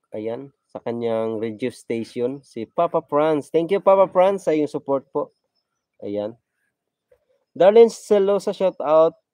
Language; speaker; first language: Filipino; non-native, local second language; Cebuano